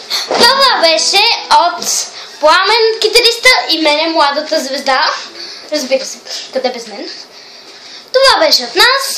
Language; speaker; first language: Bulgarian; early bilingual, heritage; Bulgarian